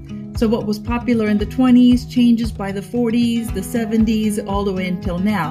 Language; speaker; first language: English; non-native, fluent; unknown